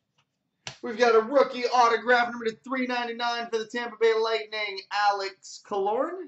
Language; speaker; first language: English; native; English